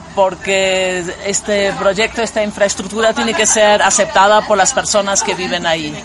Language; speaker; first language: Spanish; non-native, fluent; German